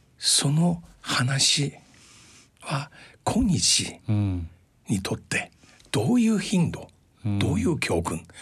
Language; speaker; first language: Japanese; non-native, fluent; Chinese